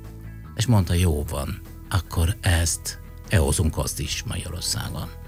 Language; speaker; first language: Hungarian; non-native, fluent; Italian